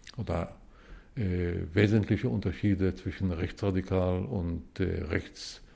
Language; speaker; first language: German; early bilingual, heritage; Hebrew